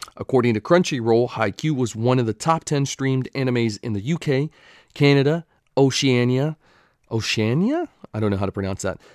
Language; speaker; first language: English; native; English